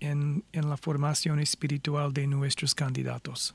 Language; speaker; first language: Spanish; non-native, fluent; English